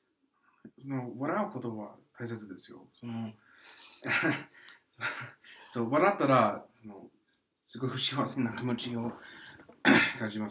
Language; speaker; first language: Japanese; non-native, learner; English